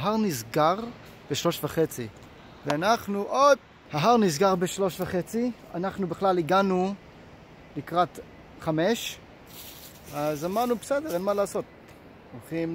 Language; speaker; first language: Hebrew; non-native, fluent; Japanese